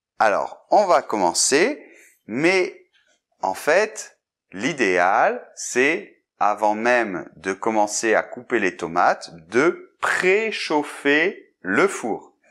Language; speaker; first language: French; native; French